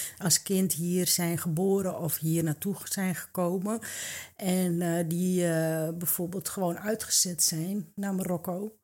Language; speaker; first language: Dutch; early bilingual, other home language; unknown